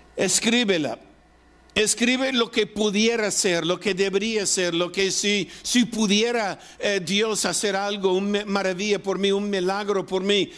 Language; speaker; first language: Spanish; non-native, fluent; English